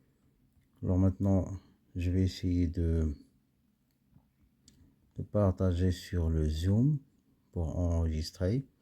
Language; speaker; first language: French; non-native, local second language; Arabic